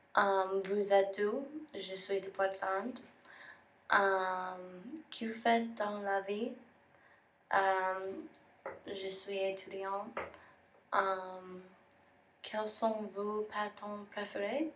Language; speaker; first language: French; non-native, learner; English